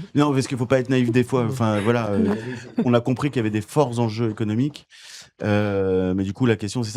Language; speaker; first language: French; native; French